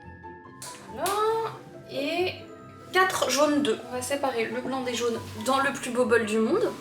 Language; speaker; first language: French; native; French